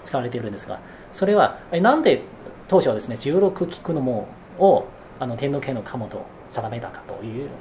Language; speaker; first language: Japanese; non-native, fluent; Chinese